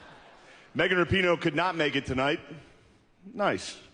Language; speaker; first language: English; native; English